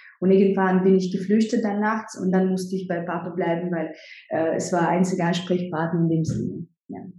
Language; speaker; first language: German; non-native, fluent; Russian